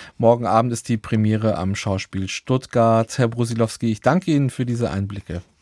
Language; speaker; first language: German; native; German